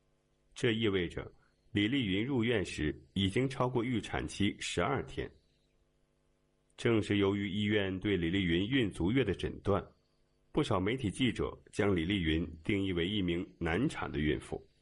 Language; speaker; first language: Chinese; native; Chinese